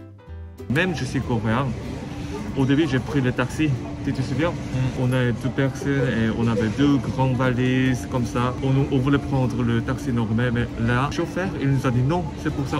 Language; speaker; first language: French; non-native, fluent; Korean